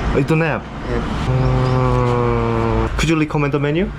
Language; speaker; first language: English; non-native, learner; Korean